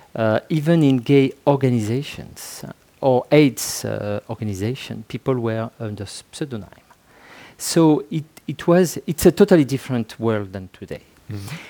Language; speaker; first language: English; non-native, fluent; French